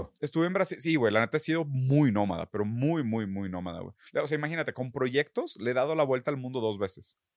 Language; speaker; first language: Spanish; early bilingual, other home language; Portuguese